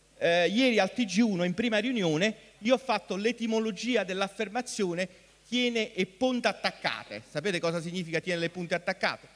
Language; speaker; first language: Italian; native; Italian